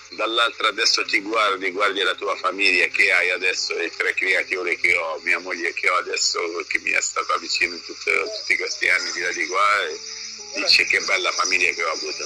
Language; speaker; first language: Italian; non-native, fluent; Arabic